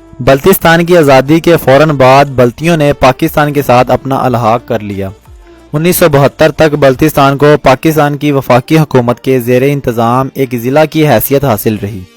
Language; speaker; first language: Urdu; non-native, local second language; Balti